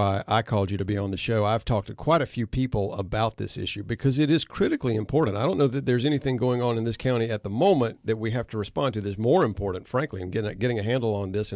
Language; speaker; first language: English; native; English